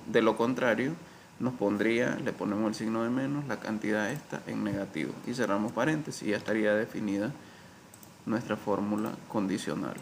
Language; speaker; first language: Spanish; native; Spanish